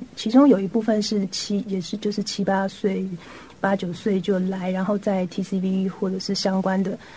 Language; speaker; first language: Chinese; native; Chinese